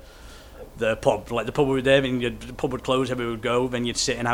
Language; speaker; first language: English; native; English